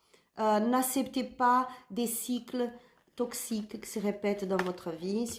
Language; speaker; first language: French; non-native, learner; Spanish